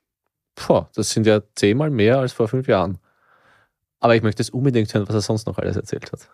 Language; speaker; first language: German; native; German